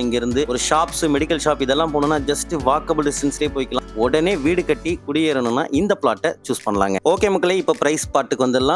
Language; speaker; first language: Tamil; native; Tamil